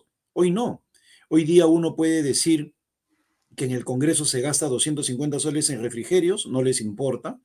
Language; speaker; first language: Spanish; native; Spanish